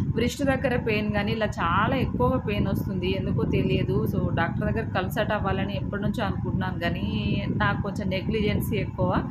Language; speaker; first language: Telugu; native; Telugu